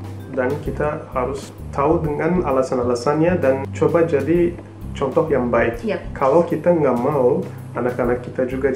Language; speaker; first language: Indonesian; non-native, fluent; Turkish